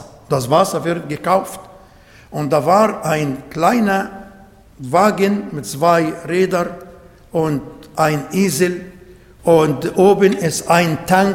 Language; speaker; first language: German; non-native, learner; Arabic